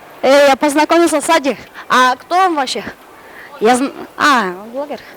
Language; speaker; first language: Russian; non-native, local second language; Kyrgyz